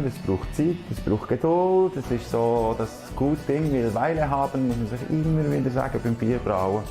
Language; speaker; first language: German; native; German